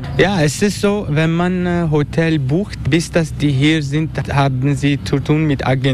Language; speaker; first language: German; non-native, learner; Turkish